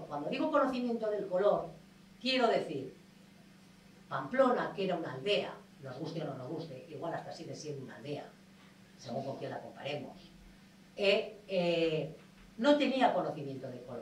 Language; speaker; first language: Spanish; native; Spanish